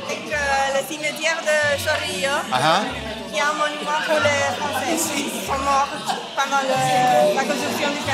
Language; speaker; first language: French; early bilingual, heritage; Spanish